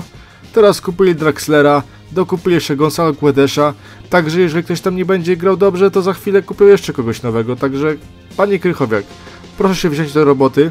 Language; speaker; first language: Polish; native; Polish